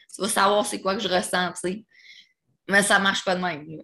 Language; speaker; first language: French; native; French